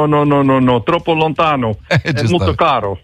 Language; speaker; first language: Italian; non-native, learner; Dutch